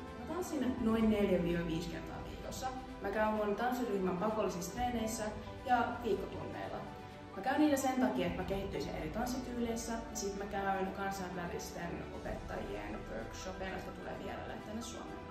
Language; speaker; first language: Finnish; early bilingual, other home language; Spanish